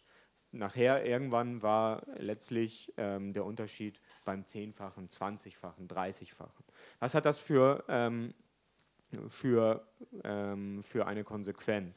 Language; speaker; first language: German; native; German